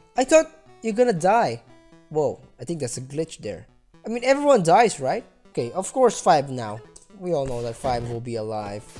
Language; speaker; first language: English; non-native, local second language; Filipino